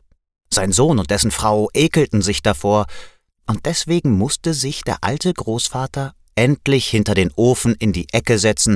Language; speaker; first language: German; native; German